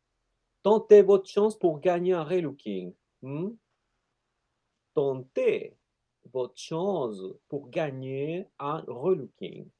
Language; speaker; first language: French; non-native, fluent; Spanish